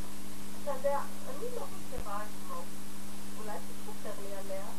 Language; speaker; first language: Hebrew; native; Hebrew